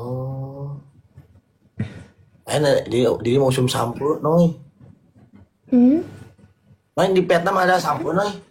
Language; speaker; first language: Indonesian; non-native, local second language; Sundanese